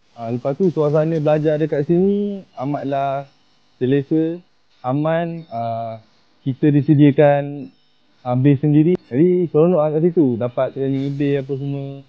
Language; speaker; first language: Malay; native; Malay